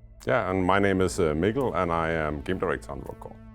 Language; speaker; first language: English; non-native, fluent; Danish